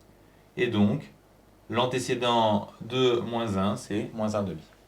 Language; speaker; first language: French; native; French